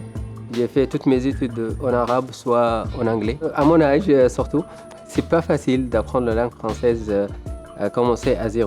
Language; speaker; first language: French; non-native, fluent; Arabic